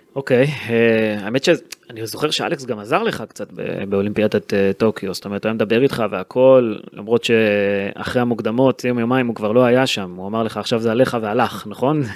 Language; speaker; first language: Hebrew; native; Hebrew